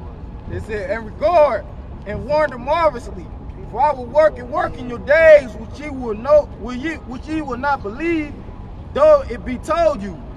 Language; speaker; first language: English; native; English